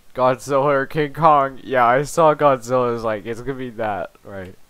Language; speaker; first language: English; native; English